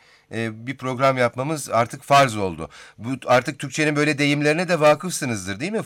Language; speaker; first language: Turkish; native; Turkish